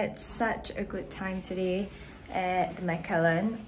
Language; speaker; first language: English; native; English